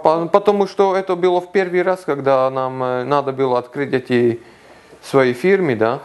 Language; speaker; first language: Russian; non-native, local second language; Lithuanian